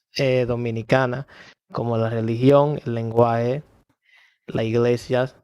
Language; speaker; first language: Spanish; early bilingual, other home language; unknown